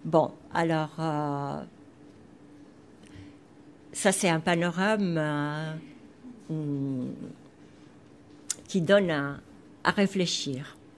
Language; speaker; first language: French; non-native, fluent; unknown